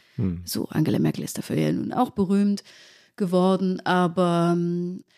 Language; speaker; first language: German; native; German